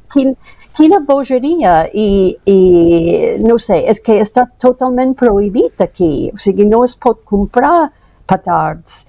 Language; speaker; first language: Catalan; non-native, fluent; English